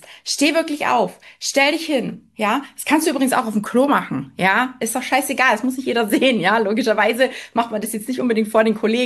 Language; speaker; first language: German; native; German